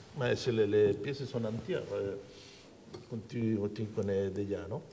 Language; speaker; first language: French; non-native, learner; Spanish